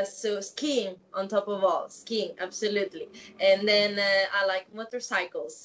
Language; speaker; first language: English; non-native, fluent; Italian